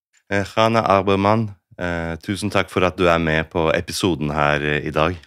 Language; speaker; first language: Norwegian; native; Norwegian